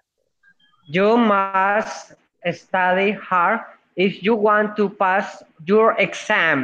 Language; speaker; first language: English; non-native, learner; Spanish